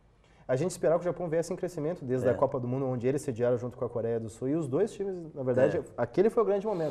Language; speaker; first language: Portuguese; native; Portuguese